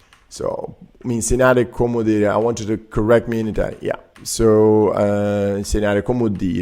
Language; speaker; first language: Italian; non-native, learner; Portuguese